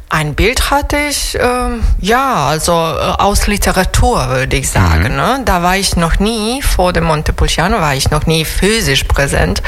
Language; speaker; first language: German; non-native, fluent; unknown